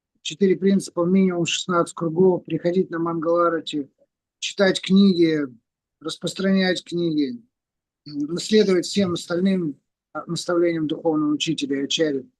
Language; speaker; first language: Russian; native; Russian